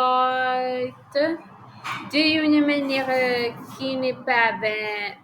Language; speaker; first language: French; non-native, learner; Spanish